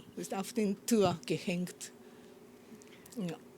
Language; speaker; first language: German; non-native, learner; Japanese